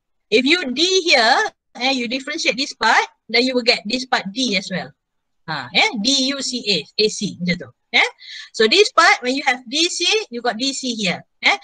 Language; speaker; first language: English; non-native, local second language; Malay